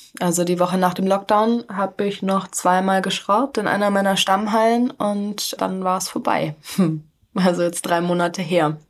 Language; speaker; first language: German; native; German